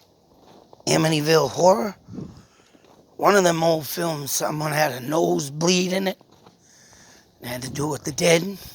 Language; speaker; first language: English; native; English